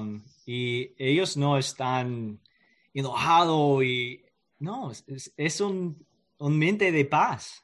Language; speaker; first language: Spanish; non-native, learner; English